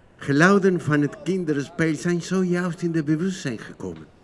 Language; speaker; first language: Dutch; non-native, fluent; Spanish